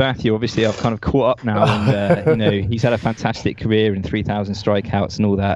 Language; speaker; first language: English; native; English